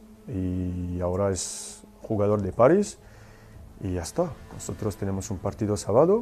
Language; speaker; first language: Spanish; non-native, fluent; French